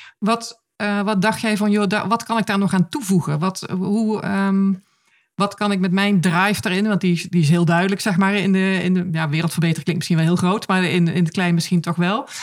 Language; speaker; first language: Dutch; native; Dutch